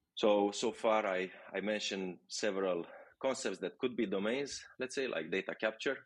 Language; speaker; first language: English; non-native, fluent; Romanian